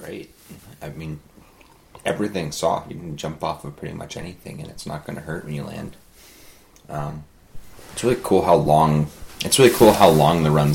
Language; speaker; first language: English; native; English